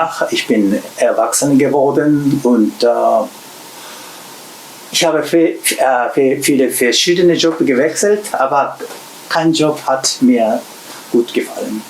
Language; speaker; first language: German; non-native, learner; Japanese